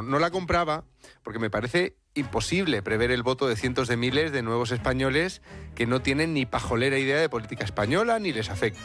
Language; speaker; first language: Spanish; native; Spanish